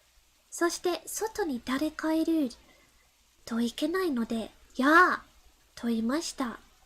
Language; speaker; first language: Japanese; non-native, learner; English